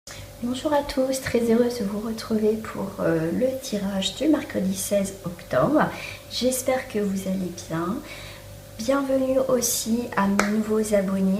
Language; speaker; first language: French; native; French